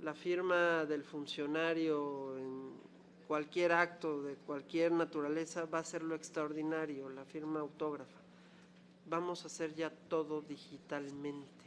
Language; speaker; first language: Spanish; native; Spanish